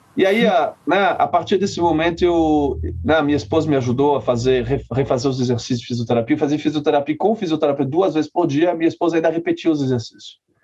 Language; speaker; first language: Portuguese; non-native, fluent; French